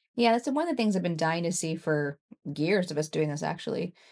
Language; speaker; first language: English; native; English